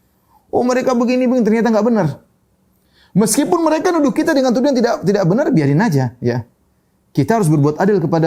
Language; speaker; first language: Indonesian; native; Indonesian